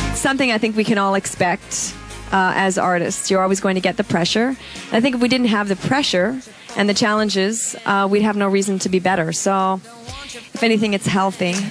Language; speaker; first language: English; native; English